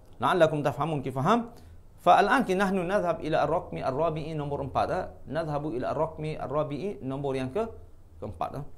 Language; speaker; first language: Arabic; non-native, fluent; Malay